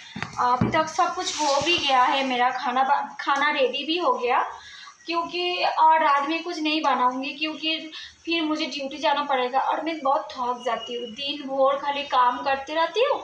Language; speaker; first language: Hindi; non-native, local second language; Bangla